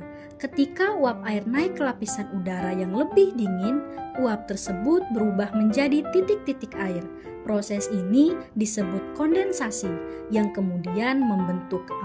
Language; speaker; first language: Indonesian; native; Indonesian